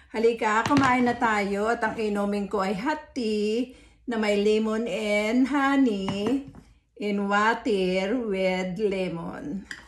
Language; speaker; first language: Filipino; native; Filipino